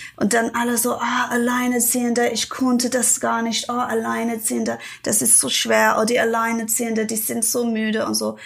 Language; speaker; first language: German; non-native, fluent; English